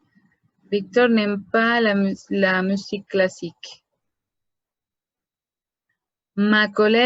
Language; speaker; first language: French; non-native, fluent; Spanish